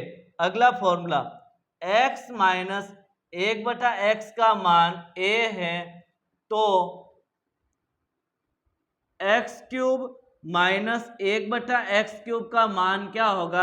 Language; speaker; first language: Hindi; native; Hindi